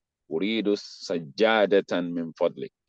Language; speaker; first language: Arabic; non-native, fluent; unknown